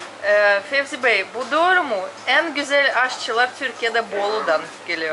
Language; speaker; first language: Turkish; non-native, learner; Russian